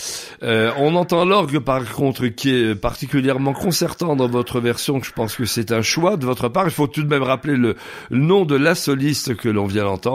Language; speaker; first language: French; native; French